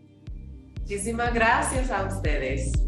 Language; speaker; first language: Spanish; non-native, fluent; English